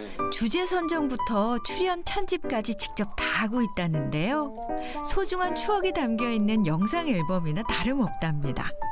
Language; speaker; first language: Korean; native; Korean